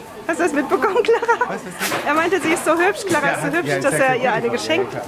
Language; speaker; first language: German; native; German